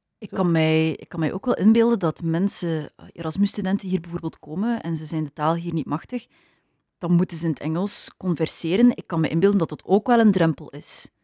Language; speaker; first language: Dutch; native; Dutch